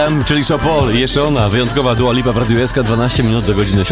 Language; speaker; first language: Polish; native; Polish